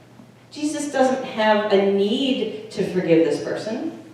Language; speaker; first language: English; native; English